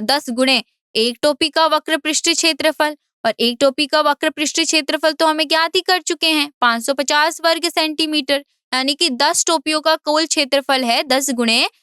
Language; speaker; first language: Hindi; native; Hindi